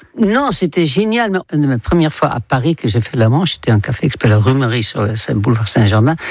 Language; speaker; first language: French; non-native, fluent; Dutch